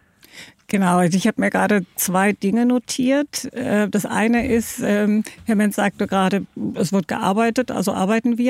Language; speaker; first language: German; native; German